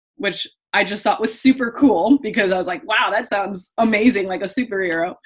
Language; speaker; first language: English; native; English